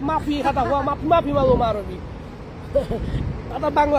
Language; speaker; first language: Arabic; non-native, learner; Bangla